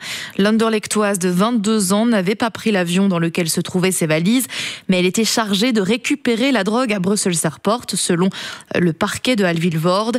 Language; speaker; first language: French; native; French